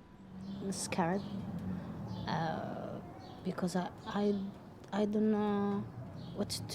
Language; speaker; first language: English; non-native, learner; Spanish